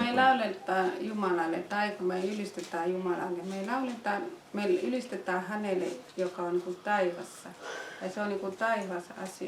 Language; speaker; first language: Finnish; non-native, fluent; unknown